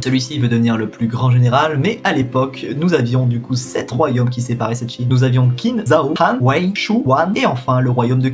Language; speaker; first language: French; native; French